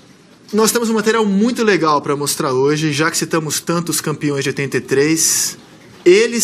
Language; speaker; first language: Portuguese; native; Portuguese